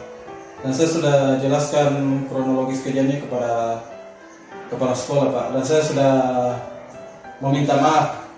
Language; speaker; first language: Indonesian; native; Indonesian